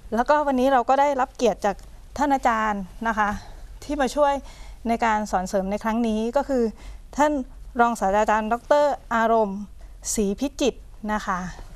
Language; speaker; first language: Thai; native; Thai